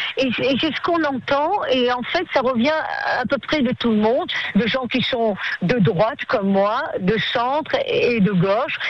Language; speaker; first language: French; native; French